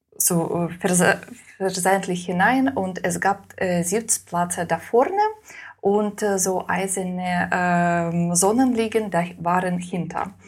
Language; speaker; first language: German; non-native, fluent; Russian